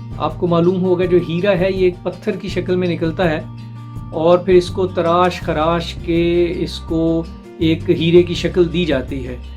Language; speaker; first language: Urdu; non-native, local second language; Punjabi